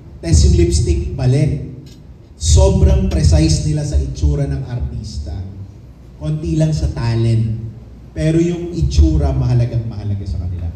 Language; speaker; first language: Filipino; native; Filipino